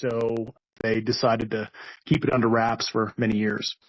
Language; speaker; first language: English; native; English